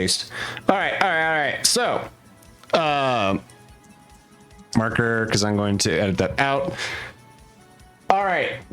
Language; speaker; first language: English; native; English